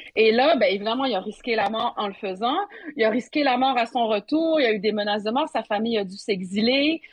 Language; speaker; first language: French; native; French